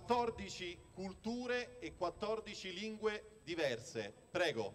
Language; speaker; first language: Italian; native; Italian